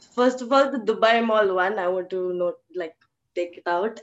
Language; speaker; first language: English; early bilingual, other home language; Hindi